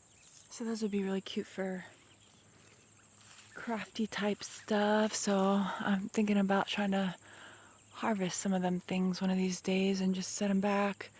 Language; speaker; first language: English; native; English